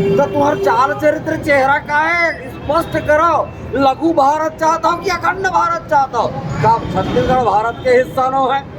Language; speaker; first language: Hindi; native; Hindi